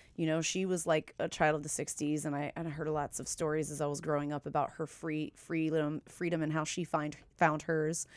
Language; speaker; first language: English; native; English